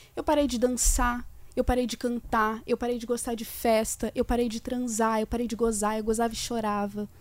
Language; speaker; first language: Portuguese; native; Portuguese